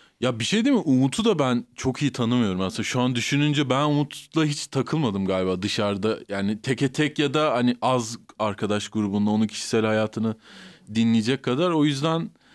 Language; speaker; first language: Turkish; native; Turkish